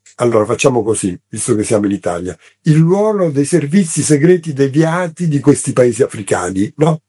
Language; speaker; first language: Italian; native; Italian